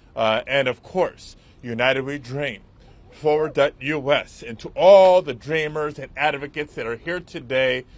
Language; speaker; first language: English; early bilingual, other home language; Spanish